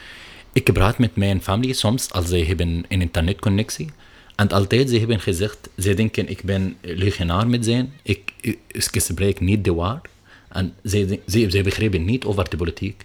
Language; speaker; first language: Dutch; non-native, learner; Arabic